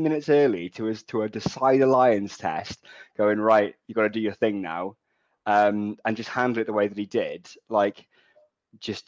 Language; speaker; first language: English; native; English